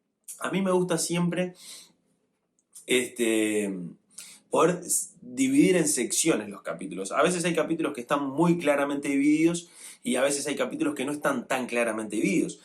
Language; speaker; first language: Spanish; native; Spanish